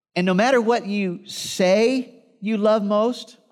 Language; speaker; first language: English; native; English